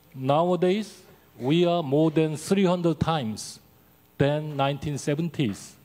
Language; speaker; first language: English; non-native, learner; Korean